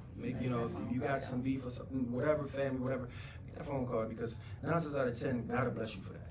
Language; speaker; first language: English; native; English